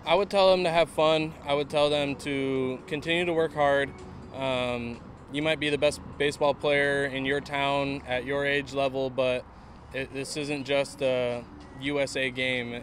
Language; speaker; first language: English; native; English